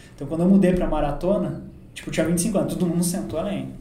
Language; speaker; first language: Portuguese; native; Portuguese